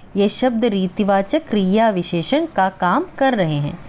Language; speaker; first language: Hindi; non-native, local second language; Malayalam